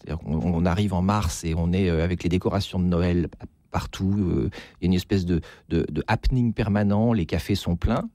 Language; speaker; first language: French; native; French